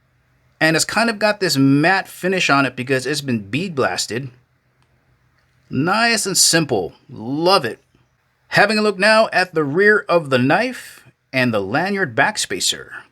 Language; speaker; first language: English; native; English